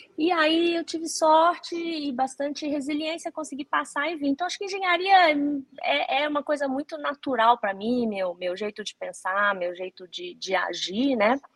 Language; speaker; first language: Portuguese; early bilingual, other home language; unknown